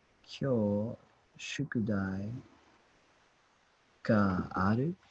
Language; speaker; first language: Japanese; non-native, learner; English